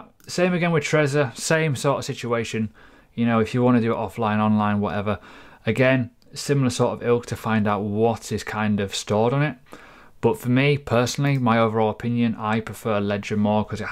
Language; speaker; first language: English; native; English